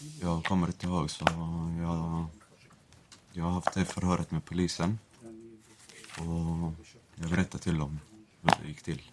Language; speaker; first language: Swedish; non-native, fluent; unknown